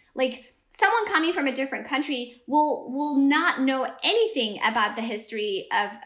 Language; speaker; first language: English; early bilingual, other home language; Amharic